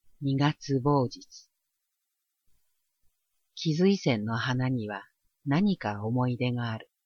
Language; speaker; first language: Japanese; native; Japanese